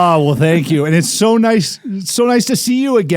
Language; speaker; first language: English; native; English